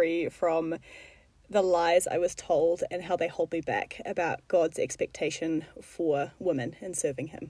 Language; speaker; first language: English; native; English